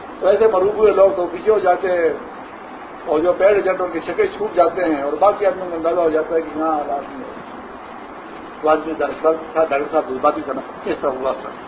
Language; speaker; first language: Urdu; non-native, local second language; Pashto